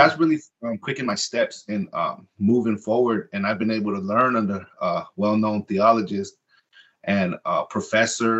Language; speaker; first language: English; early bilingual, other home language; Spanish